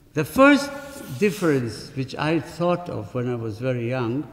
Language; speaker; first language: English; non-native, fluent; Spanish